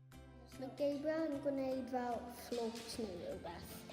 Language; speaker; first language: Welsh; non-native, local second language; English